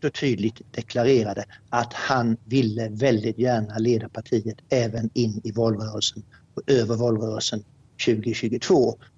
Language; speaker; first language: Swedish; native; Swedish